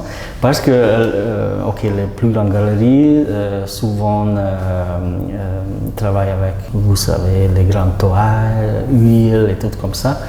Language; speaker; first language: French; non-native, learner; Hungarian